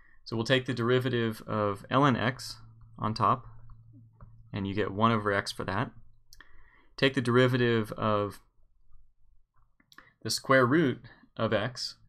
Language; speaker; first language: English; native; English